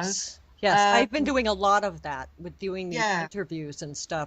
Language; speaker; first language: English; native; English